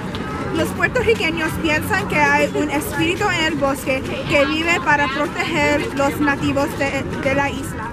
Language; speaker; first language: Spanish; non-native, learner; English